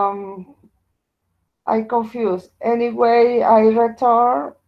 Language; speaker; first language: English; non-native, learner; Spanish